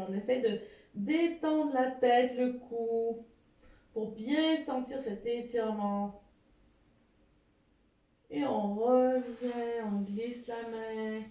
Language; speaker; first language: French; native; French